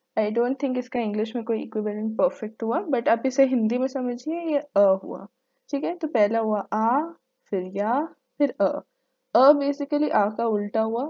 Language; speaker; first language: Hindi; native; Hindi